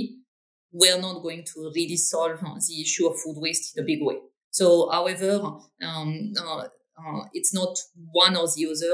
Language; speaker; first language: English; non-native, fluent; French